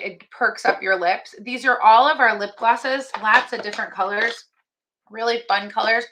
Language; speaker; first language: English; native; English